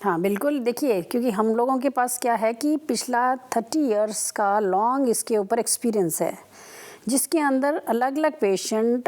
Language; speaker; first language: Hindi; native; Hindi